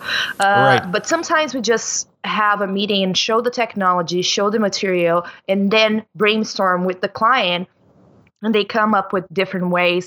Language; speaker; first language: English; non-native, fluent; Portuguese